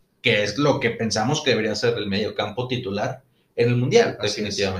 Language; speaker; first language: Spanish; native; Spanish